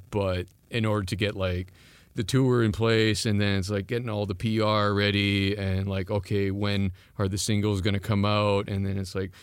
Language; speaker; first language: English; non-native, fluent; French